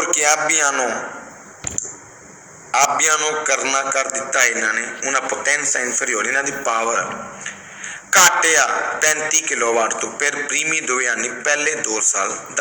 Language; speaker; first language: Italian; non-native, fluent; Punjabi